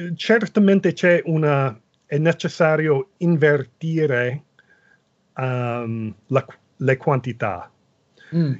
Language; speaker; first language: Italian; non-native, fluent; English